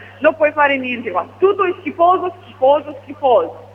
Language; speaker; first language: Italian; non-native, learner; Romanian